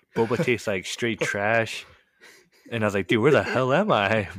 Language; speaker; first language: English; early bilingual, other home language; Korean